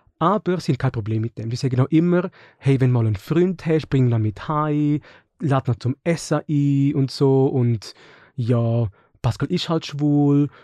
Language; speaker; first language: German; early bilingual, other home language; Serbian